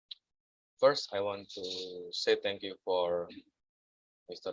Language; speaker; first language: English; non-native, learner; Indonesian